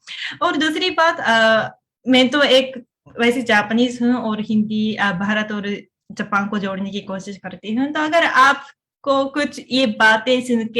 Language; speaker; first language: Hindi; non-native, fluent; Japanese